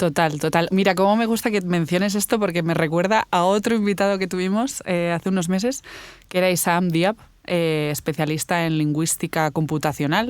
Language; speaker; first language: Spanish; native; Spanish